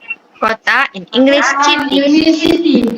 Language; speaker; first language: English; non-native, learner; Indonesian